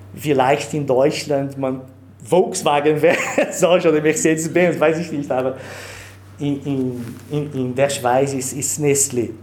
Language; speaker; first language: German; non-native, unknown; Portuguese